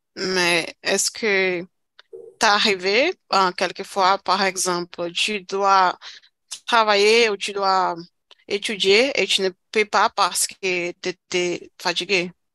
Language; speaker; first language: French; non-native, fluent; Portuguese